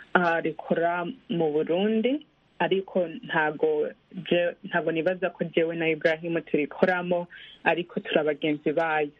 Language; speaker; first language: Rundi; early bilingual, heritage; Rundi